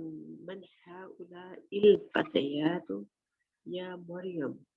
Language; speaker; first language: Arabic; non-native, learner; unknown